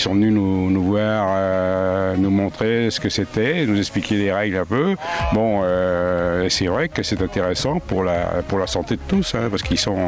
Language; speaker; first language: French; native; French